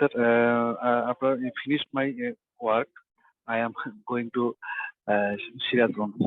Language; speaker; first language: English; non-native, learner; Bangla